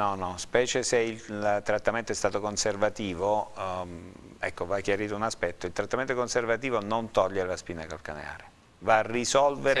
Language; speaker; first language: Italian; native; Italian